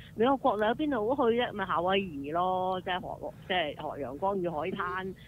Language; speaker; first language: Cantonese; native; Cantonese